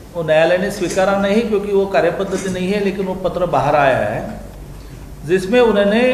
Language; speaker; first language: Hindi; non-native, local second language; Marathi